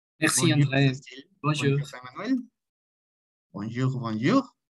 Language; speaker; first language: French; non-native, learner; Spanish